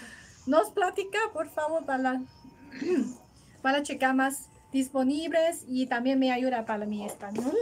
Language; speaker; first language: Spanish; non-native, learner; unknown